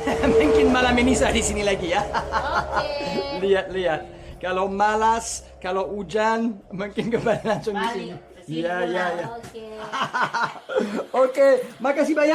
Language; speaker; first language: Indonesian; non-native, learner; English